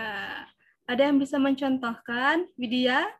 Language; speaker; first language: Indonesian; native; Indonesian